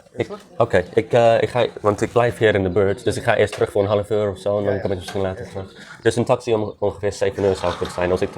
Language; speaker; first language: Dutch; non-native, learner; English